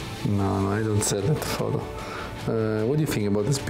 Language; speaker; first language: English; non-native, learner; Italian